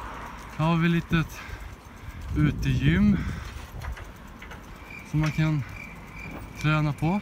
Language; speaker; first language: Swedish; native; Swedish